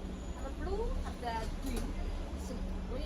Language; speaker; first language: English; non-native, learner; Cantonese